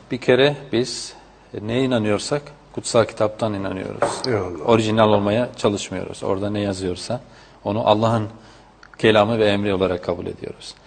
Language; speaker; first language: Turkish; non-native, fluent; Spanish